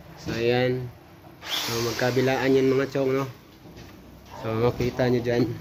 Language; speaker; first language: Filipino; non-native, local second language; Cebuano